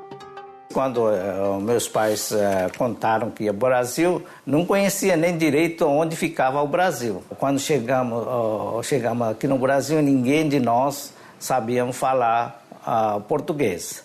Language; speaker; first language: Portuguese; early bilingual, other home language; Japanese